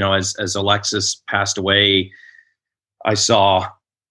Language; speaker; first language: English; native; English